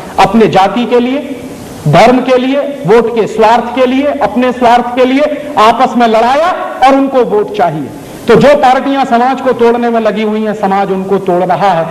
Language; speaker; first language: Hindi; native; Hindi